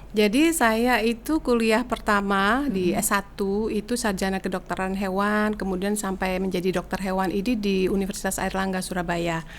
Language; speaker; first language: Indonesian; native; Indonesian